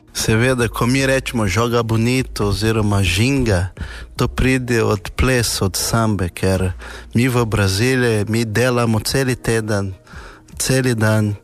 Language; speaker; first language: Slovenian; non-native, learner; Portuguese